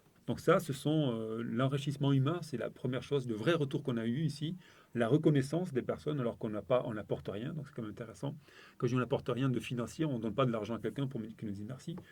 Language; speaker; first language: French; native; French